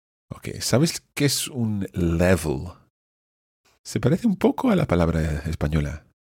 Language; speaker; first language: Spanish; native; Spanish